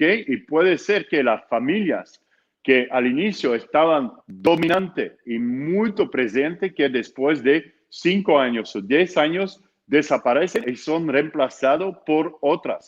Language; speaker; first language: Spanish; non-native, fluent; Dutch